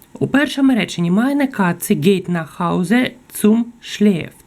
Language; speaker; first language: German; non-native, fluent; Ukrainian